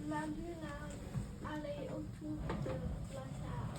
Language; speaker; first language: French; non-native, learner; English